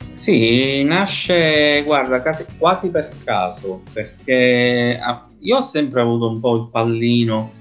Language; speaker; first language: Italian; native; Italian